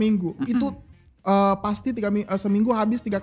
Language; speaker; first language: Indonesian; native; Indonesian